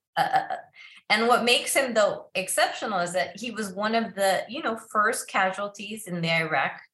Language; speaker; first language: English; early bilingual, other home language; Spanish